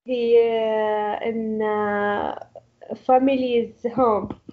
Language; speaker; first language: English; non-native, learner; Arabic